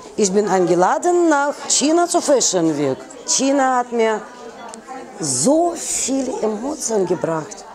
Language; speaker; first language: German; non-native, fluent; Russian